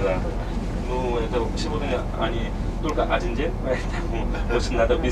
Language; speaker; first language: Russian; non-native, learner; Korean